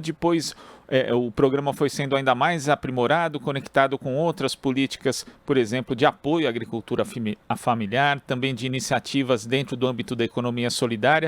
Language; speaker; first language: Portuguese; native; Portuguese